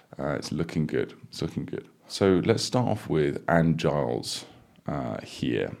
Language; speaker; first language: English; native; English